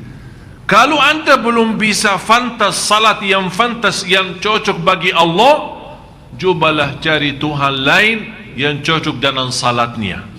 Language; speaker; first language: Indonesian; non-native, fluent; Arabic